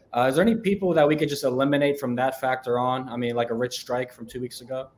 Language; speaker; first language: English; native; English